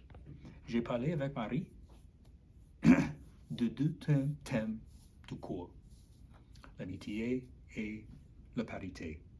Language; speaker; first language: French; non-native, learner; English